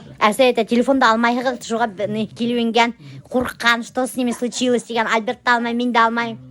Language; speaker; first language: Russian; non-native, local second language; Bashkir